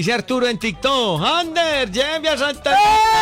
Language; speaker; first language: Spanish; native; Spanish